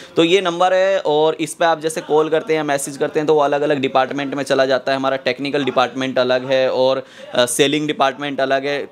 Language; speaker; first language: Hindi; native; Hindi